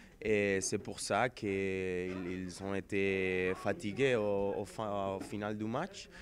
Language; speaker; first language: French; non-native, fluent; Spanish